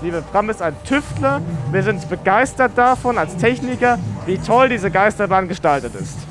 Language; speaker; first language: German; native; German